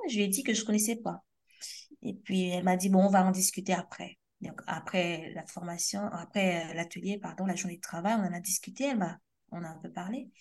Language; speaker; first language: French; non-native, local second language; Haitian Creole